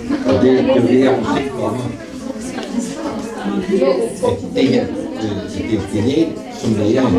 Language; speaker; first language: Danish; native; Danish